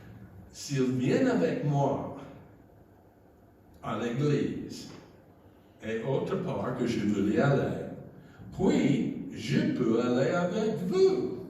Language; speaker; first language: French; non-native, fluent; English